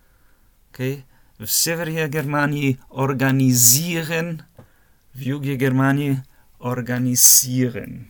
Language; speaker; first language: Russian; non-native, fluent; German